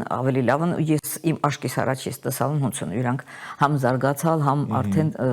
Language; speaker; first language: Armenian; native; Armenian